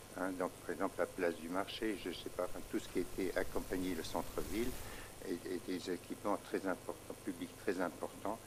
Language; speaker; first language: French; native; French